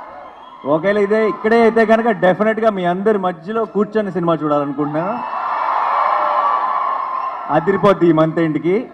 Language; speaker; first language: Telugu; native; Telugu